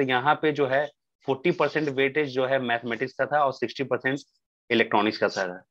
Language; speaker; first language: Hindi; native; Hindi